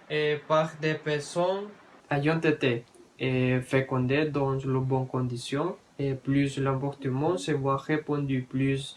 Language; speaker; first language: French; non-native, learner; Spanish